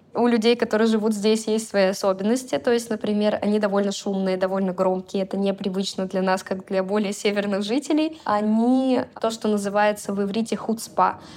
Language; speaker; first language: Russian; native; Russian